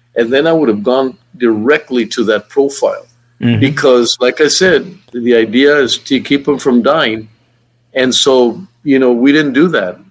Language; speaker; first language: English; native; English